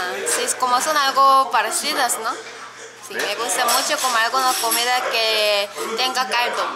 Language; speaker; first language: Spanish; non-native, learner; Korean